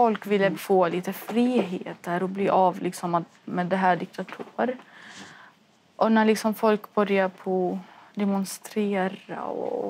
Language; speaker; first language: Swedish; non-native, fluent; Arabic